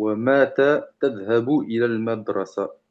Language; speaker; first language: Arabic; non-native, learner; French